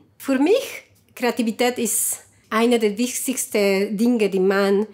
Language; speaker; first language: German; non-native, fluent; Spanish